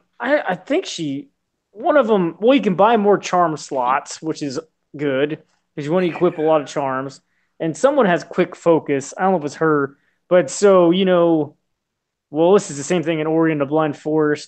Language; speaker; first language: English; native; English